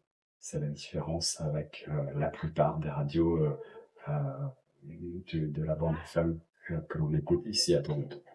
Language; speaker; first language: French; native; French